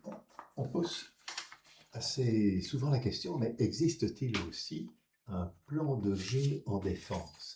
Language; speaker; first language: French; native; French